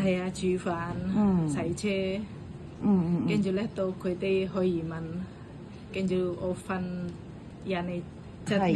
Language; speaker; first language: Cantonese; non-native, learner; Indonesian